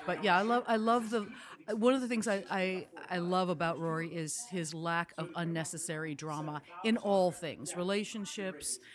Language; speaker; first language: English; native; English